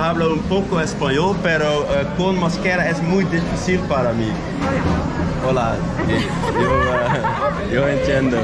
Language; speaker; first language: Spanish; non-native, learner; Dutch